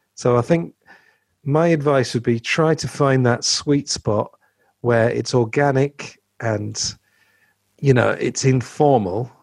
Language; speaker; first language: English; native; English